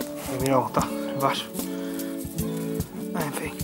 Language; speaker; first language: Spanish; native; Spanish